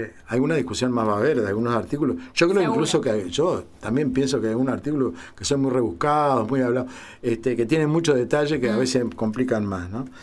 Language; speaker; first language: Spanish; native; Spanish